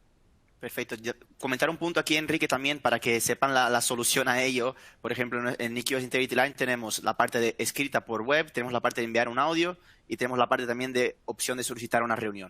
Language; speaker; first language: Spanish; native; Spanish